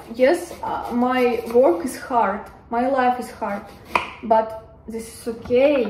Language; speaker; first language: English; non-native, learner; Russian